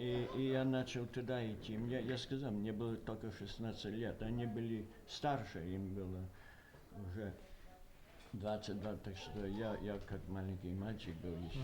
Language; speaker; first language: Russian; early bilingual, heritage; Russian